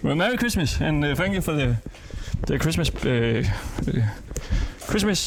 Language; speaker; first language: English; non-native, learner; Danish